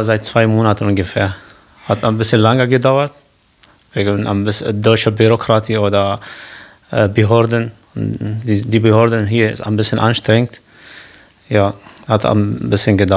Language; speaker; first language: German; non-native, learner; Arabic